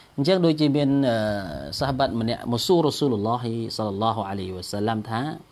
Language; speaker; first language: Khmer; non-native, local second language; Eastern Cham